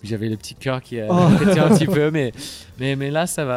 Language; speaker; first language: French; non-native, fluent; English